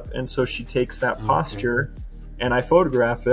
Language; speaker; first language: English; native; English